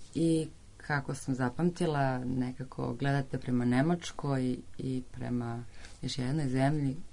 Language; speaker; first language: Serbian; native; Serbian